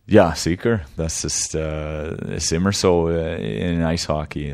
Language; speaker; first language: German; early bilingual, heritage; English